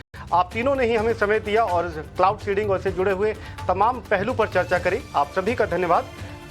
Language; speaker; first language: Hindi; native; Hindi